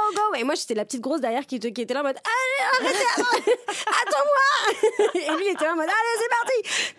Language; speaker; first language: French; native; French